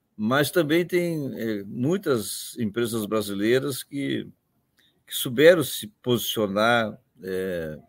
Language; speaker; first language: Portuguese; native; Portuguese